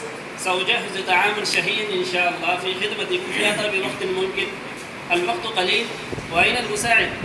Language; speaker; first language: Arabic; non-native, learner; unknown